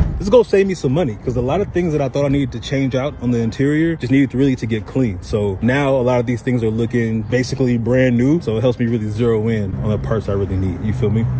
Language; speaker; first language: English; native; English